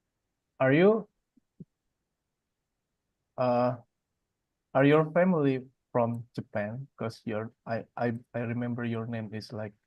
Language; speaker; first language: English; non-native, learner; Indonesian